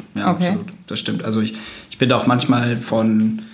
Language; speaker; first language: German; native; German